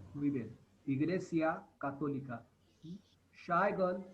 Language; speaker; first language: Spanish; non-native, fluent; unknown